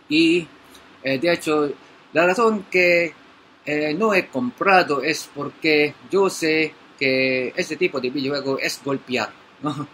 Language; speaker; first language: Spanish; non-native, learner; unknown